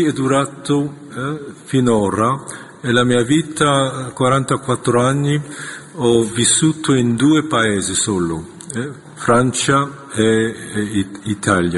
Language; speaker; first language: Italian; non-native, fluent; Korean